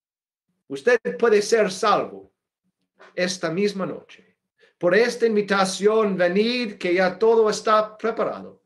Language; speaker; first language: Spanish; non-native, fluent; English